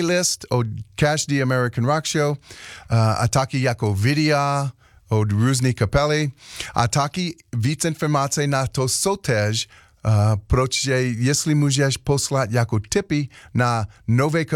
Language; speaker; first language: Czech; non-native, learner; English